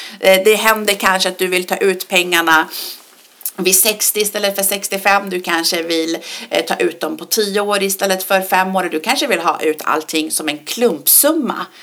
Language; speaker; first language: Swedish; early bilingual, other home language; Persian